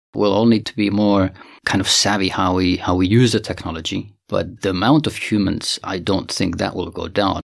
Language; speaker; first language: English; non-native, fluent; Finnish